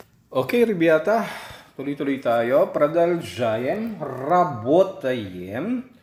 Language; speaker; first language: Russian; non-native, fluent; Filipino